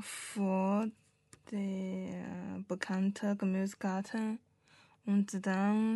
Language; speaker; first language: German; non-native, learner; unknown